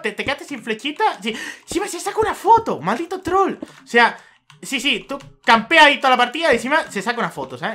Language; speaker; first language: Spanish; native; Spanish